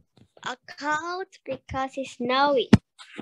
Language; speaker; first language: English; non-native, learner; Vietnamese